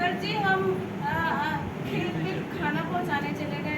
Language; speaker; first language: Hindi; native; Hindi